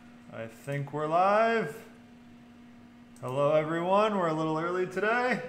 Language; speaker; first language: English; native; English